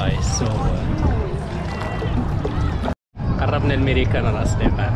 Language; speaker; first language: Portuguese; non-native, learner; Arabic